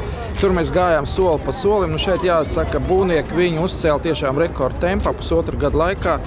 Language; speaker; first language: Latvian; native; Latvian